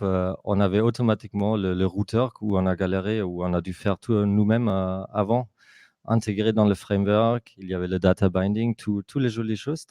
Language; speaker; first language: French; non-native, fluent; German